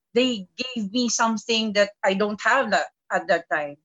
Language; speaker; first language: English; non-native, local second language; Filipino